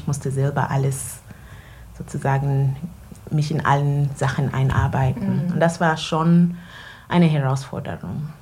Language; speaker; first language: German; non-native, fluent; Ganda